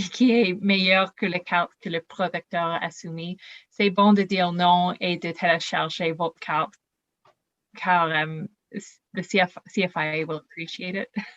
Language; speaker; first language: French; non-native, learner; English